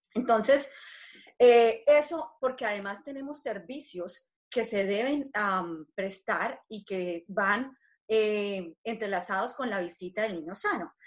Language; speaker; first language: Spanish; native; Spanish